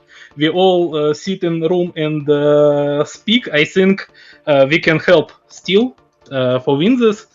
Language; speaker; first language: English; non-native, learner; Russian